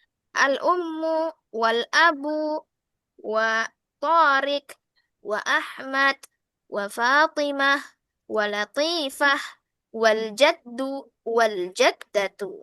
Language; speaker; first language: Arabic; non-native, fluent; Indonesian